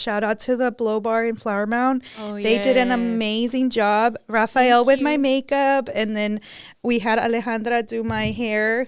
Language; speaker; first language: English; early bilingual, other home language; Spanish